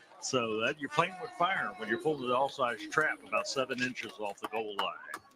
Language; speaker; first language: English; native; English